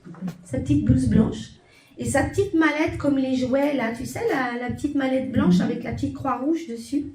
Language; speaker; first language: French; native; French